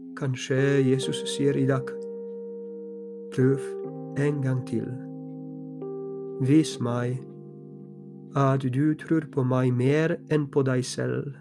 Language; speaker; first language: Norwegian; non-native, fluent; Polish